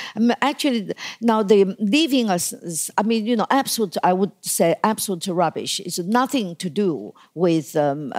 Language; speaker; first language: English; non-native, fluent; Chinese